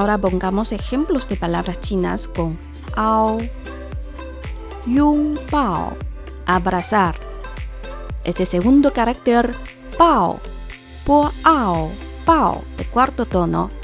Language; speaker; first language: Spanish; non-native, fluent; Chinese